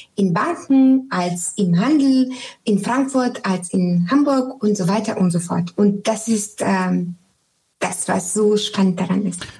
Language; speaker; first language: German; non-native, fluent; Bulgarian